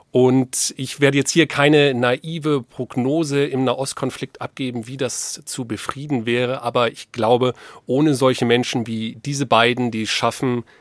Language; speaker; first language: German; native; German